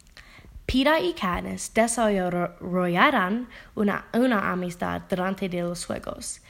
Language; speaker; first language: Spanish; non-native, learner; English